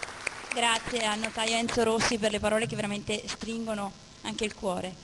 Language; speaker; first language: Italian; native; Italian